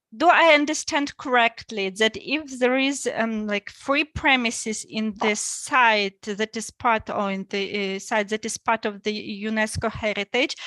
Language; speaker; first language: English; non-native, fluent; Ukrainian